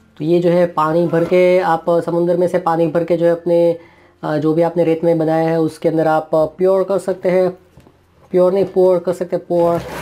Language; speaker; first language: Hindi; non-native, local second language; Gujarati